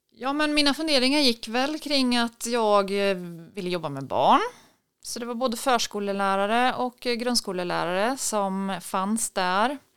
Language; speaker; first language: Swedish; native; Swedish